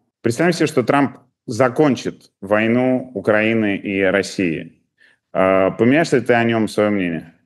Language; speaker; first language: Russian; native; Russian